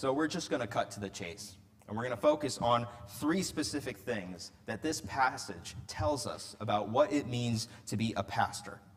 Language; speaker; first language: English; native; English